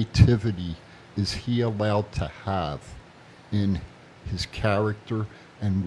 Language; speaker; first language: English; native; English